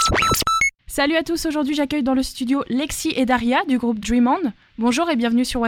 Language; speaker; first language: French; native; French